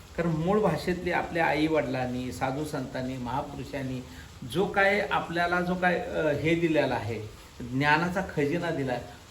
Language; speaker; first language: Marathi; native; Marathi